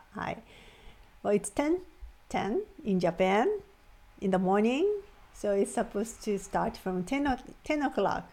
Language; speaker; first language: English; non-native, fluent; Japanese